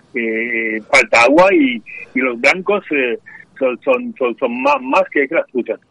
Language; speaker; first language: Spanish; non-native, learner; French